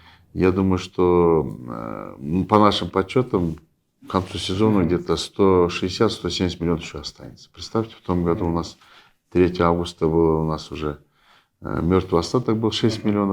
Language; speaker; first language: Russian; non-native, local second language; Kyrgyz